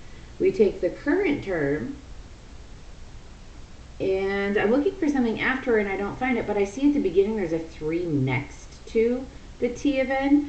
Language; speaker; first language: English; native; English